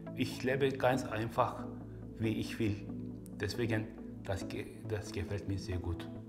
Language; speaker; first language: German; non-native, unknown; Turkish